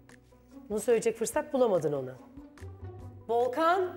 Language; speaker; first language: Turkish; native; Turkish